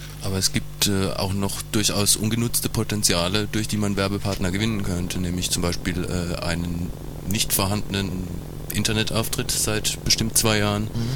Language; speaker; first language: German; native; German